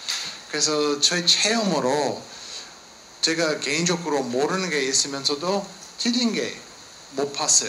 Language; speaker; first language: Korean; non-native, learner; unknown